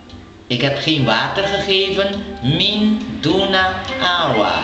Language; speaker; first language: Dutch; non-native, local second language; Papiamento